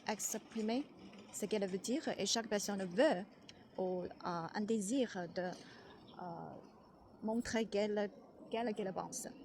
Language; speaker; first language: French; non-native, learner; Chinese